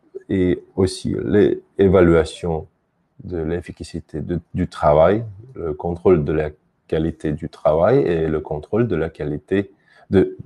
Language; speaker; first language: French; non-native, fluent; Russian